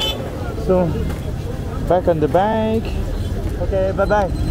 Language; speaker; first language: English; non-native, fluent; French